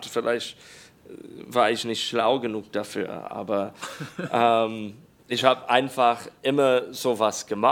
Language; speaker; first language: German; non-native, learner; English